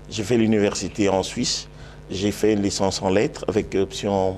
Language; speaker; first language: French; non-native, local second language; Lingala